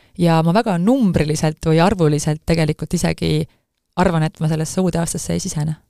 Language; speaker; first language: Estonian; native; Estonian